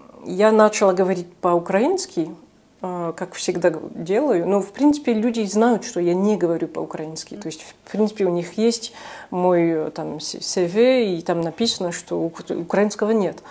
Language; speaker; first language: Russian; non-native, fluent; French